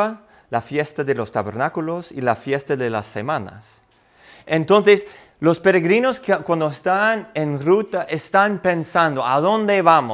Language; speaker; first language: Spanish; non-native, fluent; English